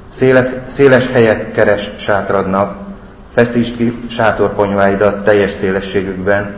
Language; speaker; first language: Hungarian; native; Hungarian